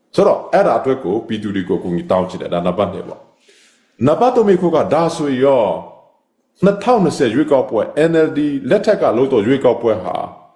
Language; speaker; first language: Burmese; non-native, local second language; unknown